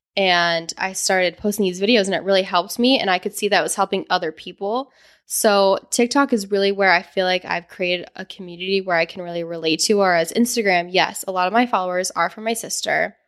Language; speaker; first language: English; native; English